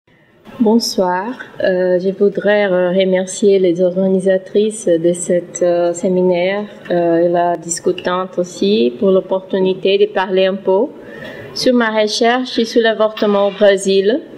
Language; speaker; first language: French; non-native, learner; Portuguese